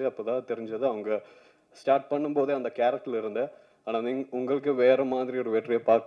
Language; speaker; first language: Tamil; non-native, learner; Malayalam